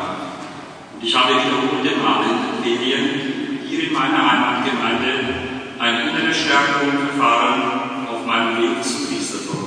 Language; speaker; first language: German; native; German